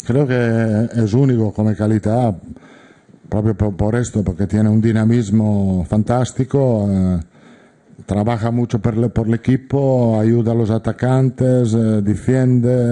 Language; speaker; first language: Spanish; non-native, fluent; Italian